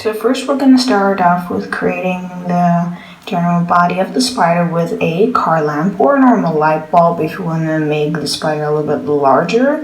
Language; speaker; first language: English; non-native, fluent; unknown